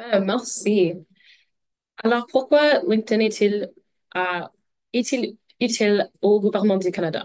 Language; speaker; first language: French; non-native, local second language; English